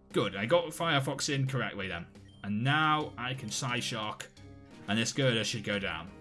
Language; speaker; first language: English; native; English